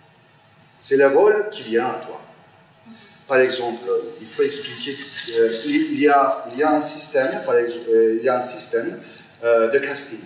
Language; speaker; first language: French; non-native, fluent; Turkish